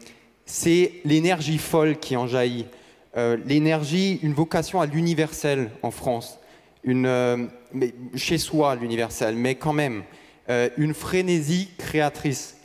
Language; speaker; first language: French; early bilingual, heritage; French